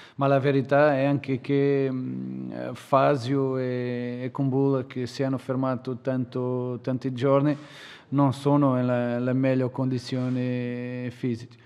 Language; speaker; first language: Italian; non-native, learner; Portuguese